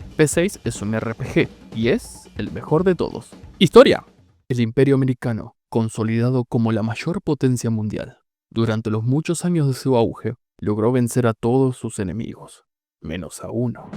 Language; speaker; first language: Spanish; native; Spanish